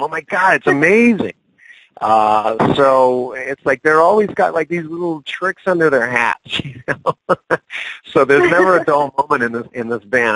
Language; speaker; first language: English; native; English